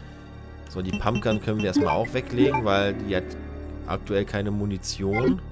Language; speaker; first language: German; native; German